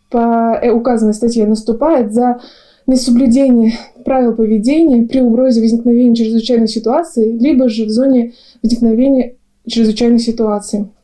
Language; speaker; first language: Russian; native; Russian